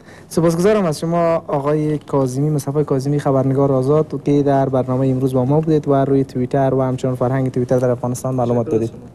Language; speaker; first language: Persian; native; Persian